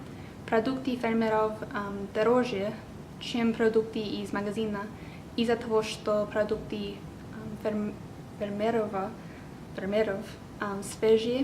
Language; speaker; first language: Russian; non-native, learner; English